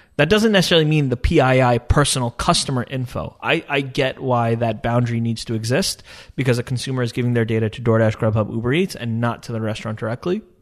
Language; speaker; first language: English; early bilingual, other home language; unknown